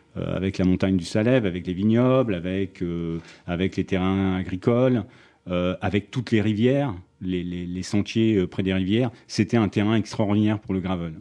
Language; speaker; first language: French; native; French